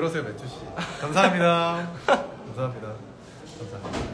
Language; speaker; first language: Korean; native; Korean